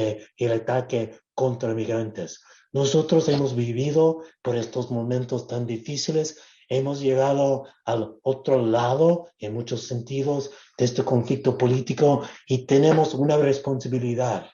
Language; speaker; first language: Spanish; non-native, local second language; English